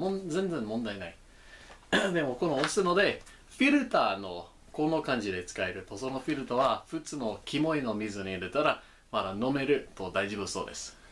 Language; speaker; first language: Japanese; non-native, learner; English